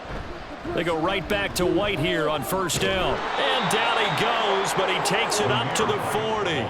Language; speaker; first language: English; native; English